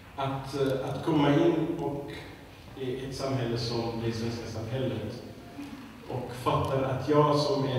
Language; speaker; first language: Swedish; non-native, fluent; Arabic